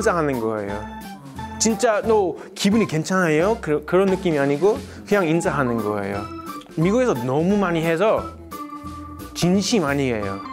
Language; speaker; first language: Korean; non-native, fluent; English